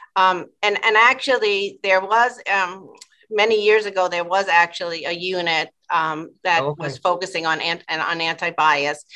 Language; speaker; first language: English; native; English